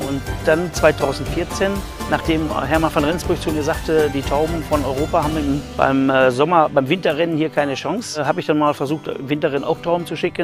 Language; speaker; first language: German; native; German